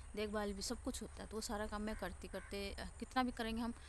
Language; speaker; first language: Hindi; native; Hindi